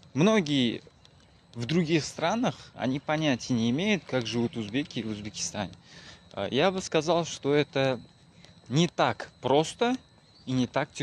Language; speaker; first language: Russian; non-native, local second language; Uzbek